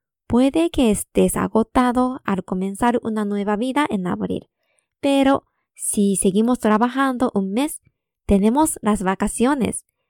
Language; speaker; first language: Spanish; non-native, fluent; Japanese